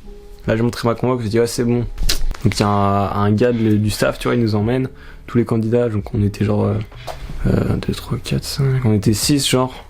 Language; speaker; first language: French; native; French